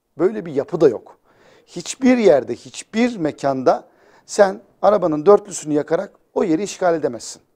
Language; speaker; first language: Turkish; native; Turkish